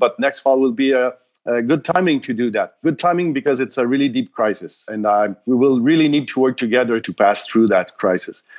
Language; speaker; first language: English; non-native, fluent; French